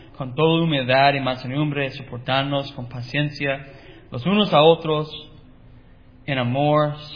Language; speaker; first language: Spanish; non-native, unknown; English